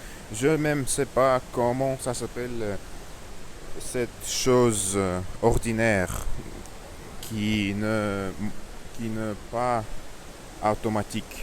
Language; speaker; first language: French; non-native, learner; Russian